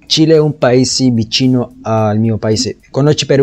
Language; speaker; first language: Italian; non-native, learner; Spanish